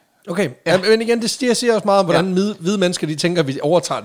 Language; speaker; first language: Danish; native; Danish